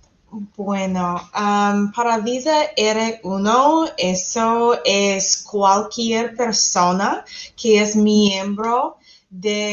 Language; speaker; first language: Spanish; non-native, fluent; English